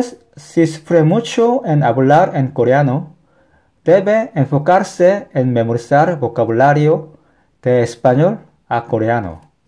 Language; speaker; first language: Spanish; non-native, fluent; Korean